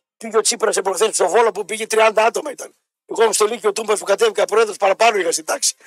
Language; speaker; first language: Greek; native; Greek